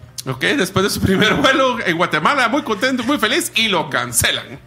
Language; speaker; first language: Spanish; native; Spanish